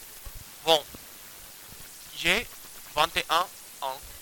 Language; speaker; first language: French; non-native, learner; Spanish